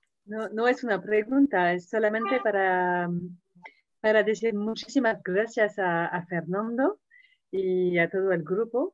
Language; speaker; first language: Spanish; non-native, fluent; English